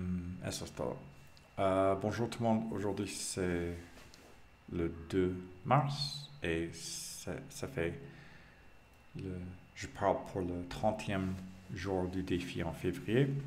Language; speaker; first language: French; non-native, learner; English